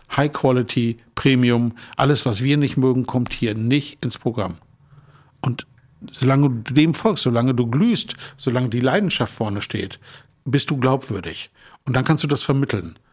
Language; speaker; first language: German; native; German